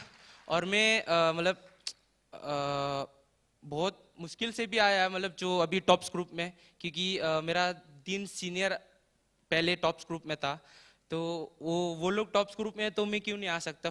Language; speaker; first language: Hindi; non-native, local second language; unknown